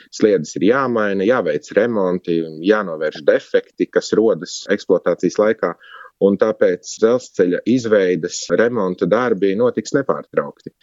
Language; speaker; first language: Latvian; native; Latvian